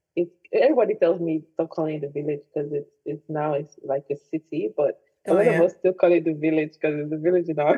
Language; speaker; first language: English; non-native, local second language; Igbo